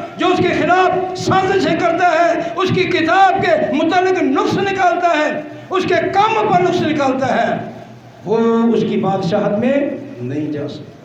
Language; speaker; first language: Urdu; non-native, local second language; Punjabi